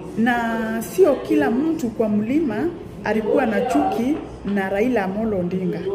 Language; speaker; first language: Swahili; non-native, local second language; Meru